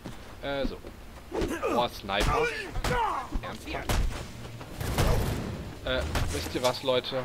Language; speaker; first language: German; native; German